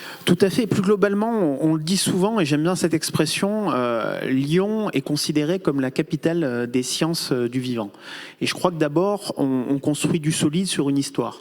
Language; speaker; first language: French; native; French